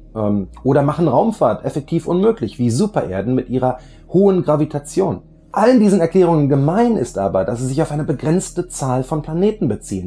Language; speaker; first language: German; native; German